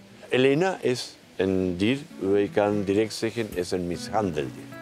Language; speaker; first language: Dutch; non-native, learner; Spanish